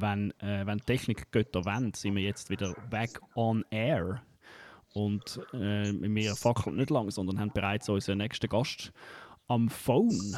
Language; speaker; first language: German; native; German